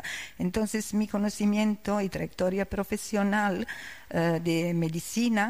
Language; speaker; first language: Spanish; non-native, learner; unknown